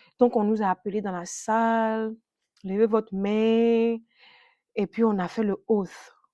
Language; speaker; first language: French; native; French